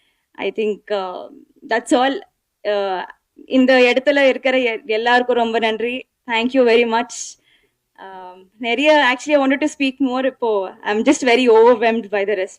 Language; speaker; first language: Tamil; non-native, fluent; Telugu